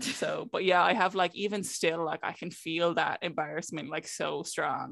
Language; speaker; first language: English; native; English